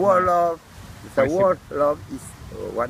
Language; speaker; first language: English; non-native, learner; Morisyen